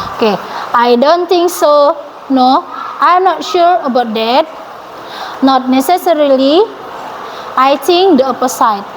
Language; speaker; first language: English; non-native, learner; Indonesian